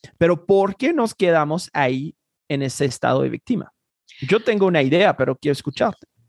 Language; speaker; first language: Spanish; non-native, fluent; Haitian Creole